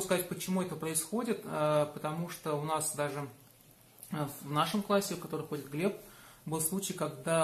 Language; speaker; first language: Russian; native; Russian